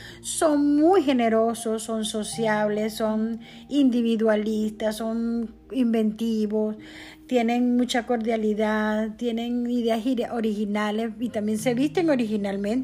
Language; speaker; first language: Spanish; native; Spanish